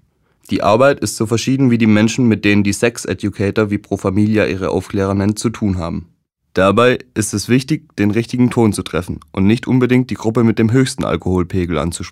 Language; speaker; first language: German; native; German